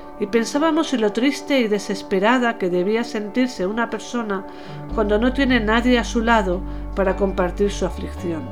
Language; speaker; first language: Spanish; native; Spanish